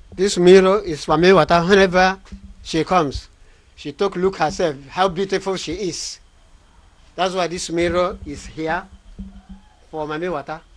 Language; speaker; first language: English; non-native, local second language; Igbo